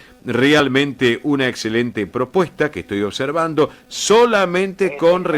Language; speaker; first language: Spanish; native; Spanish